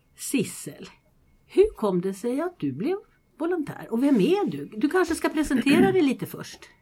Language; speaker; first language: Swedish; native; Swedish